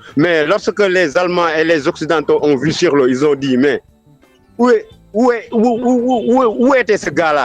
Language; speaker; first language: French; non-native, local second language; Wolof